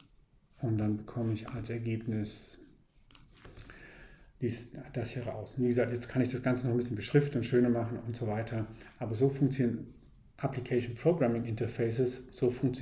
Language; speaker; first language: German; native; German